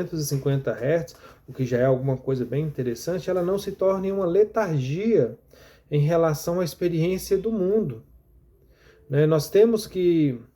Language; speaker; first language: Portuguese; native; Portuguese